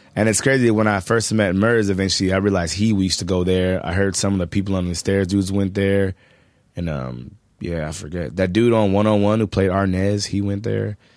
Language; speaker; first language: English; native; English